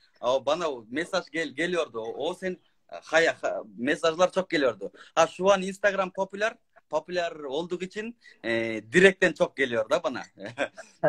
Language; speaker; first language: Turkish; non-native, learner; Kyrgyz